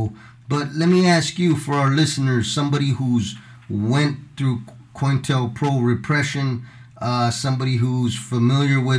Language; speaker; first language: English; native; English